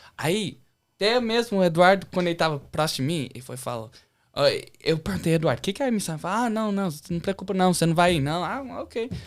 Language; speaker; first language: Portuguese; early bilingual, heritage; Portuguese